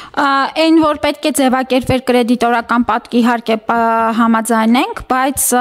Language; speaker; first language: Armenian; native; Armenian